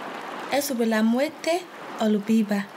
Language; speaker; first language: Spanish; non-native, learner; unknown